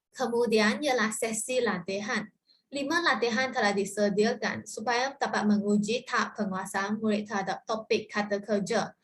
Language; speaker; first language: Malay; non-native, local second language; Chinese